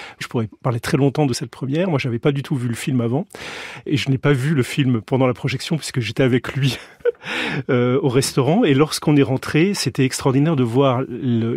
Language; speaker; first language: French; native; French